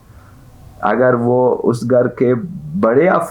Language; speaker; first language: Urdu; non-native, local second language; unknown